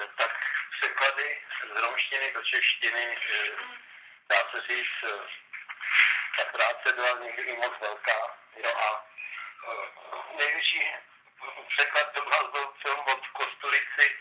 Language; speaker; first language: Czech; non-native, local second language; Romany